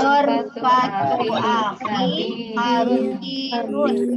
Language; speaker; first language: Arabic; non-native, learner; Indonesian